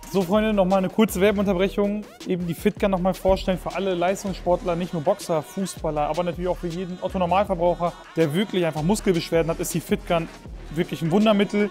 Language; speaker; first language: German; early bilingual, other home language; Kurdish